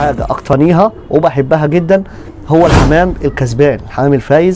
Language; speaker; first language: Arabic; native; Arabic